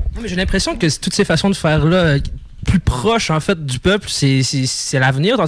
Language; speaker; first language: French; native; French